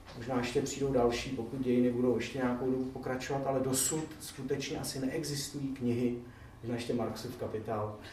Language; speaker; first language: Czech; native; Czech